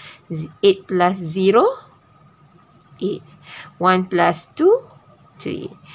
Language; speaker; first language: English; non-native, local second language; Malay